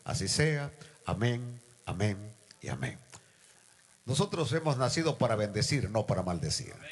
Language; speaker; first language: Spanish; native; Spanish